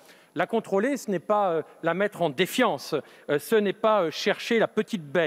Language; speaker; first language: French; native; French